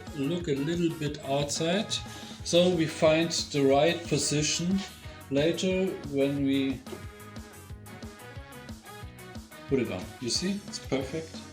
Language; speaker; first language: English; non-native, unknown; German